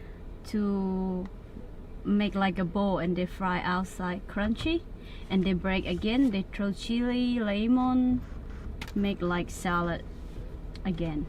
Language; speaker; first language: English; non-native, learner; Thai